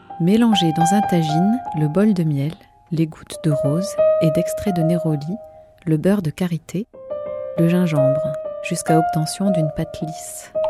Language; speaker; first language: French; native; French